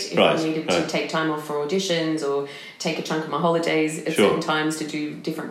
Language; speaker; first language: English; native; English